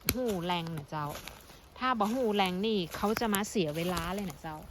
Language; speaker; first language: Thai; non-native, local second language; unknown